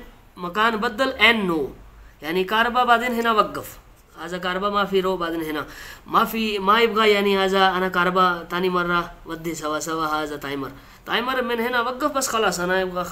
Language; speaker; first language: Arabic; non-native, learner; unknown